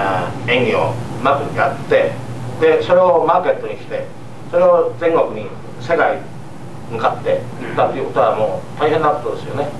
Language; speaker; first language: Japanese; native; Japanese